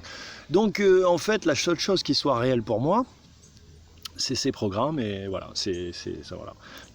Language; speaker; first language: French; native; French